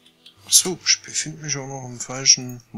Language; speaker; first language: German; native; German